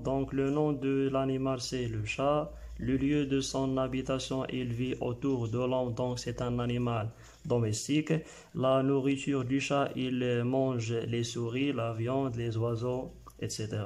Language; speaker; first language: French; non-native, local second language; Arabic